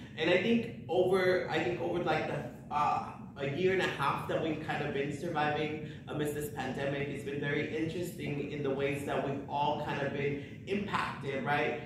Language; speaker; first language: English; early bilingual, other home language; Spanish